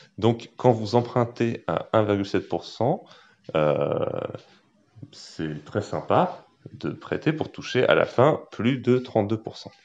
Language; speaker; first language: French; native; French